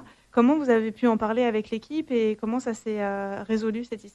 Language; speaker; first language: French; native; French